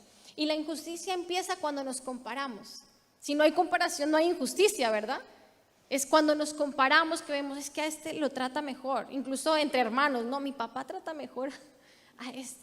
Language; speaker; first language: Spanish; native; Spanish